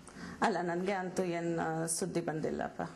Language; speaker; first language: Kannada; non-native, learner; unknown